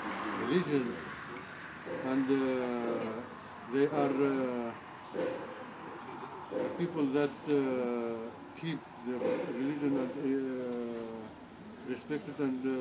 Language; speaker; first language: English; non-native, learner; Arabic